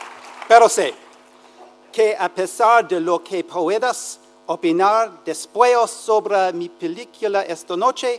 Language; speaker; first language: Spanish; non-native, learner; English